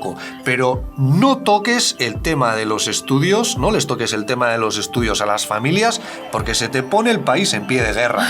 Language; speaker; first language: Spanish; native; Spanish